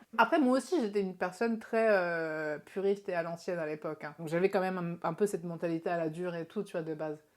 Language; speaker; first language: French; early bilingual, other home language; Japanese